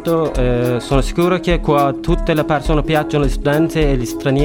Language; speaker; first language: Italian; non-native, learner; Turkish